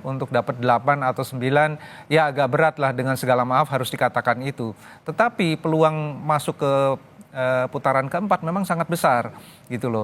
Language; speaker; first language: Indonesian; native; Indonesian